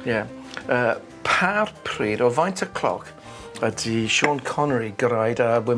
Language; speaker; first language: Welsh; non-native, learner; English